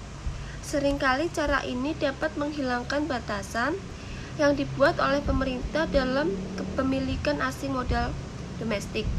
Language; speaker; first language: Indonesian; native; Indonesian